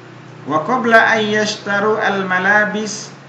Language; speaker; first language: Arabic; non-native, fluent; Indonesian